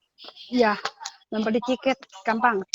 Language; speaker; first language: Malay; non-native, learner; Chinese